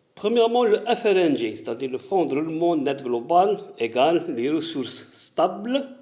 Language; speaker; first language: French; non-native, local second language; Arabic